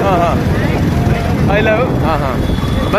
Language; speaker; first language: Hindi; non-native, local second language; Odia